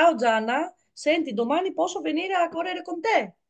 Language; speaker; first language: Italian; non-native, learner; Greek